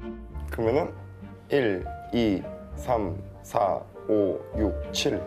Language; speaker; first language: Korean; native; Korean